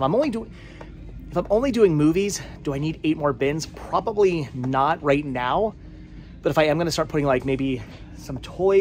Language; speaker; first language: English; native; English